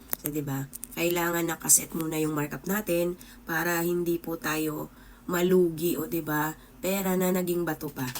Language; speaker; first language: Filipino; non-native, local second language; Cebuano